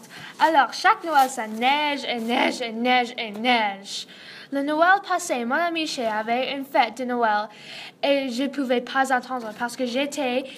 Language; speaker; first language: French; non-native, learner; English